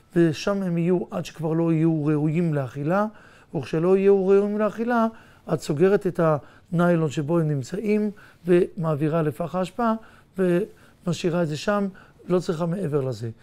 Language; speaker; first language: Hebrew; native; Hebrew